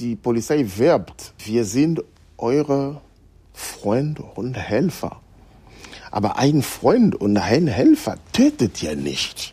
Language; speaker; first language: German; non-native, fluent; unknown